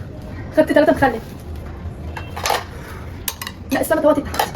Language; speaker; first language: Arabic; native; Arabic